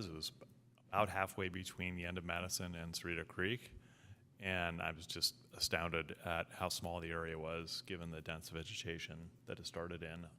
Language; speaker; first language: English; native; English